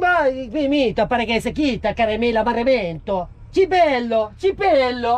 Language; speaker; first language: Italian; non-native, learner; Turkish